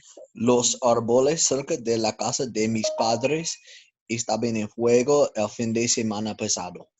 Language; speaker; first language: Spanish; non-native, learner; English